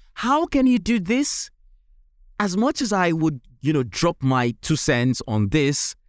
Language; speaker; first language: English; non-native, local second language; Yoruba